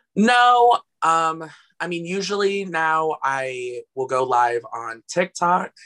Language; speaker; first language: English; native; English